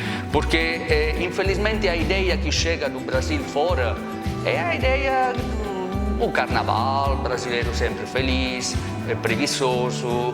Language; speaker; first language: Portuguese; non-native, fluent; Italian